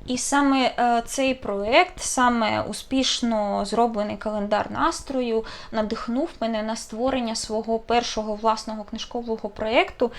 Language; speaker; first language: Ukrainian; non-native, local second language; Russian